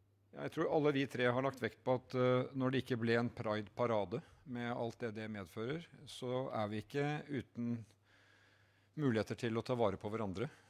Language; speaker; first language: Norwegian; native; Norwegian